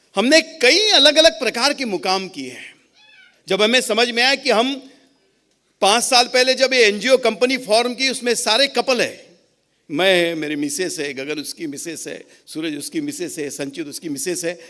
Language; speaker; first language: Hindi; non-native, local second language; Marathi